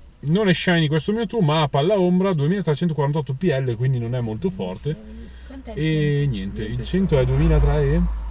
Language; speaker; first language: Italian; native; Italian